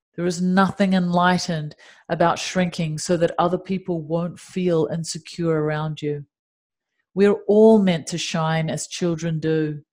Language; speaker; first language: English; native; English